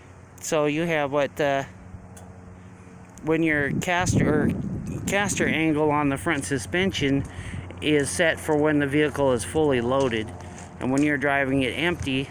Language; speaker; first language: English; native; English